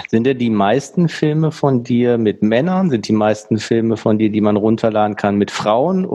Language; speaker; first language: German; native; German